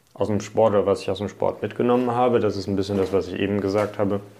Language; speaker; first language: German; early bilingual, other home language; Hungarian